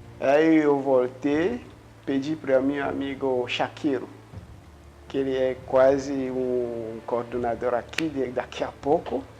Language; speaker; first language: Portuguese; non-native, learner; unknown